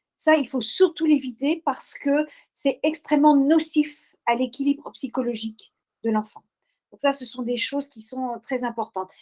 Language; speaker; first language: French; native; French